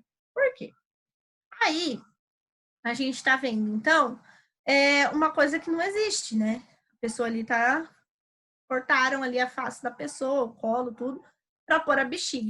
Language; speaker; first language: Portuguese; native; Portuguese